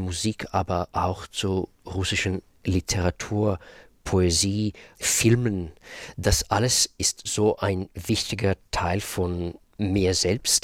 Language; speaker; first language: German; non-native, fluent; Russian